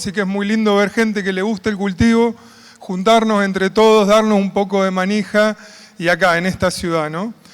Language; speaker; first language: Spanish; native; Spanish